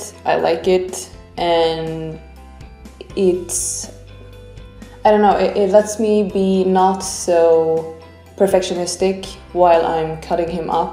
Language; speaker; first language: English; non-native, fluent; Swedish